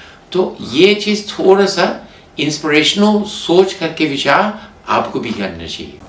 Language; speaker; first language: Hindi; non-native, fluent; English